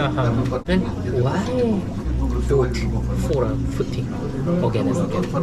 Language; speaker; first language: English; non-native, learner; Korean